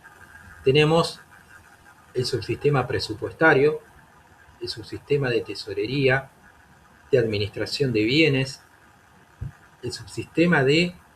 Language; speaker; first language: Spanish; native; Spanish